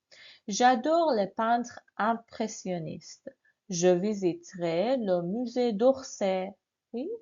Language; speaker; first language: French; non-native, fluent; Persian